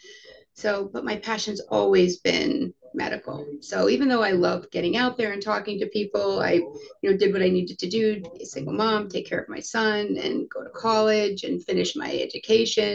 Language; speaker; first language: English; native; English